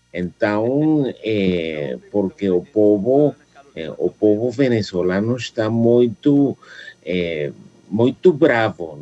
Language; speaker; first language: Portuguese; non-native, fluent; Spanish